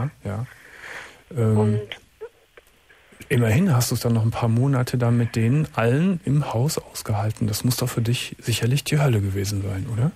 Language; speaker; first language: German; native; German